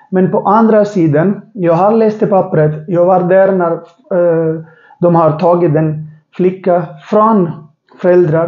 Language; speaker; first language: Swedish; non-native, learner; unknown